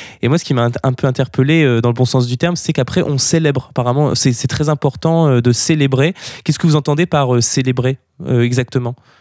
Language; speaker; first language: French; native; French